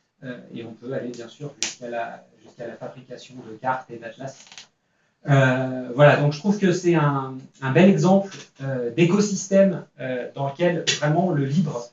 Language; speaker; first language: French; native; French